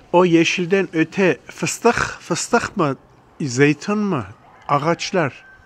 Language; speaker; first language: Turkish; early bilingual, heritage; Turkish